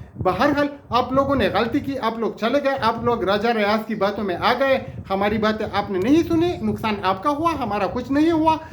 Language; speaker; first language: Urdu; non-native, local second language; Pashto